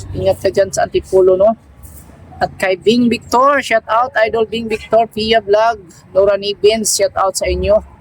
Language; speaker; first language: Filipino; non-native, local second language; Cebuano